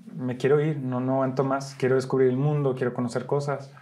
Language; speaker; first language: Spanish; early bilingual, heritage; Spanish